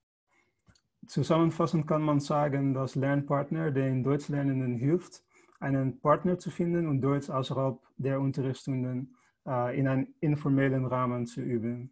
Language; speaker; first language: German; non-native, fluent; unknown